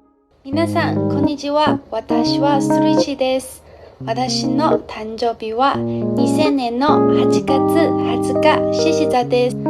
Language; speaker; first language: Japanese; non-native, learner; Chinese